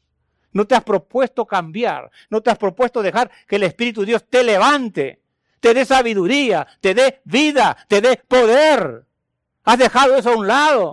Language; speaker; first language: Spanish; native; Spanish